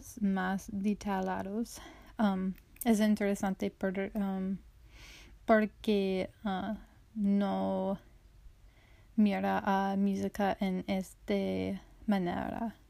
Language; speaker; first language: Spanish; non-native, learner; English